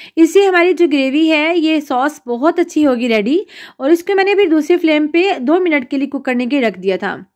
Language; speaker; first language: Urdu; native; Urdu